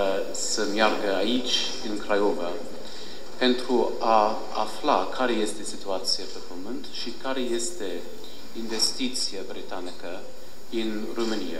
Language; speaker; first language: Romanian; non-native, fluent; English